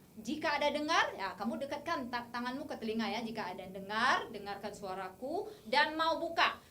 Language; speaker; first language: Indonesian; native; Indonesian